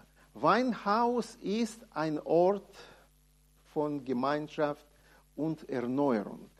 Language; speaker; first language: German; non-native, fluent; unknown